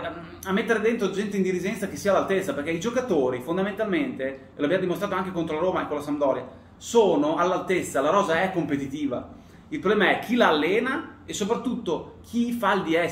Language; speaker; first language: Italian; native; Italian